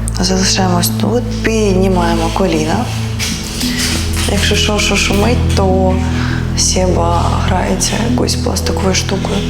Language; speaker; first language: Ukrainian; native; Ukrainian